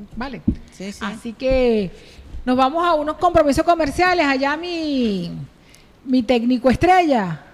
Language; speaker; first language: Spanish; native; Spanish